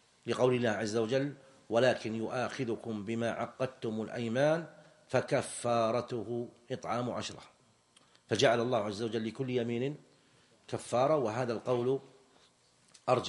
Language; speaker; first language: Arabic; native; Arabic